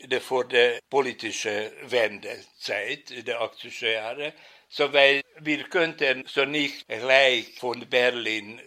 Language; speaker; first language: German; non-native, fluent; Hungarian